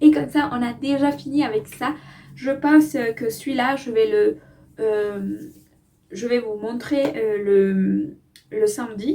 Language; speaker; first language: French; non-native, fluent; Spanish